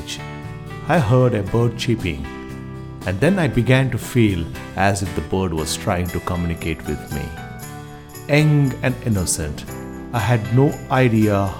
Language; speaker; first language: English; non-native, local second language; Kannada